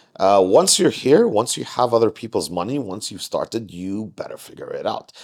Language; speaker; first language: English; non-native, fluent; Arabic